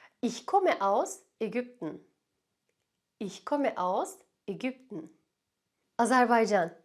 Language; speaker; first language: German; non-native, fluent; Turkish